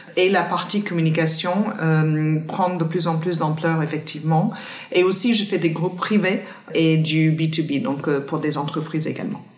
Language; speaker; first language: French; non-native, fluent; English